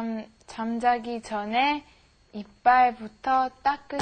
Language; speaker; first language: Korean; non-native, learner; Italian